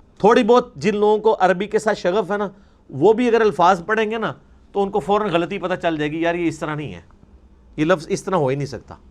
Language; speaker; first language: Urdu; non-native, local second language; Punjabi